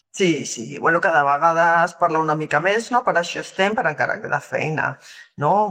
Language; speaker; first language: Catalan; non-native, local second language; Spanish